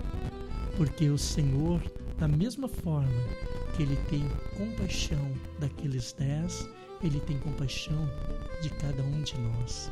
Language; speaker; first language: Portuguese; native; Portuguese